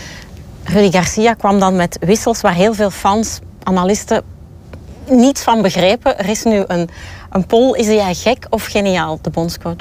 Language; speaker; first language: Dutch; native; Dutch